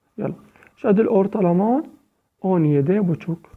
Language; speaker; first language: Arabic; native; Arabic